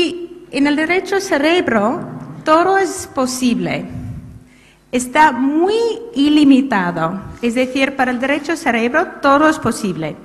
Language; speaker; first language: Spanish; non-native, fluent; English